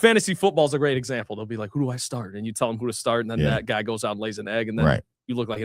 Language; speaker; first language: English; native; English